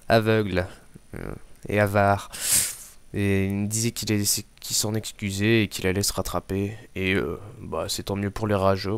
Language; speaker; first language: French; native; French